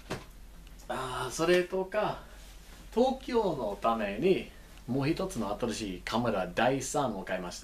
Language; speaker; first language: Japanese; non-native, learner; English